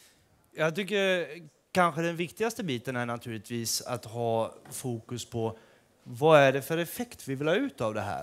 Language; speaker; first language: Swedish; native; Swedish